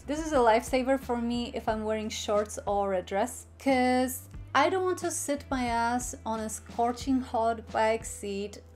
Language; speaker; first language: English; non-native, fluent; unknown